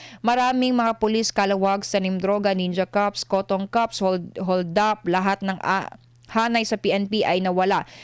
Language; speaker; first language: Filipino; non-native, local second language; Cebuano